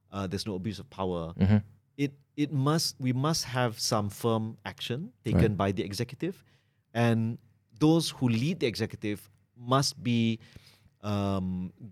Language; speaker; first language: English; non-native, local second language; Malay